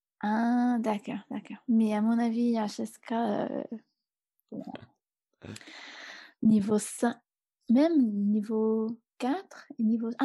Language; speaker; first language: French; non-native, fluent; English